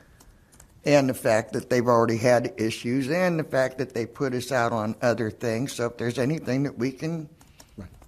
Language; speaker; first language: English; native; English